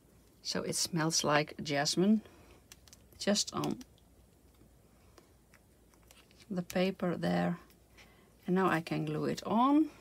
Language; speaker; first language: English; non-native, fluent; Dutch